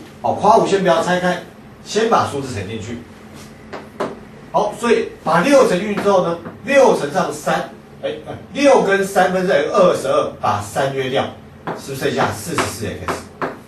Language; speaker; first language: Chinese; native; Chinese